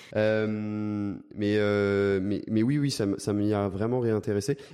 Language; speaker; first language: French; native; French